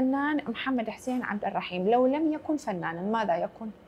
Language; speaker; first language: Arabic; native; Arabic